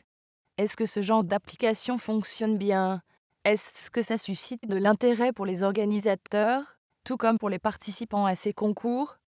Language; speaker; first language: French; native; French